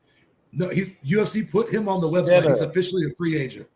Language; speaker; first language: English; native; English